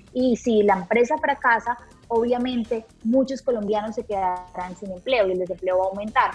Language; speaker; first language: Spanish; native; Spanish